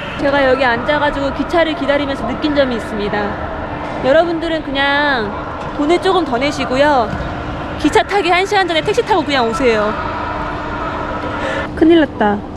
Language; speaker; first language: Korean; native; Korean